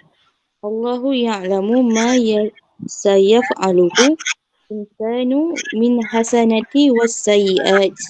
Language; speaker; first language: Arabic; non-native, learner; Malay